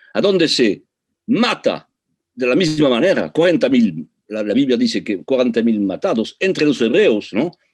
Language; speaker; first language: Spanish; early bilingual, heritage; Spanish